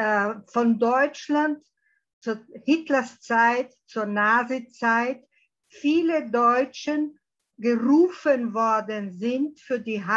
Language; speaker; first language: German; early bilingual, heritage; German